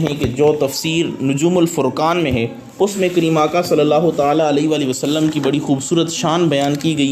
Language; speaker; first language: Urdu; native; Urdu